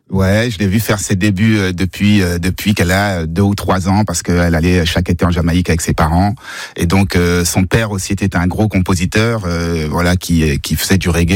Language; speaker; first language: French; native; French